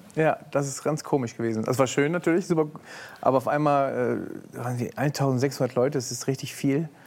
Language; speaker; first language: German; native; German